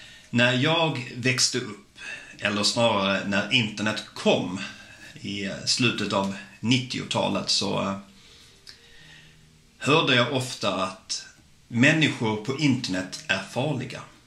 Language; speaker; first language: Swedish; native; Swedish